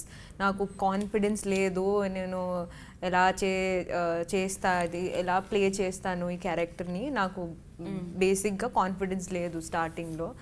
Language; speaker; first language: Telugu; non-native, learner; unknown